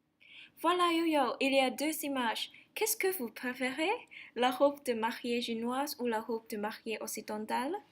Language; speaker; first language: French; non-native, learner; Chinese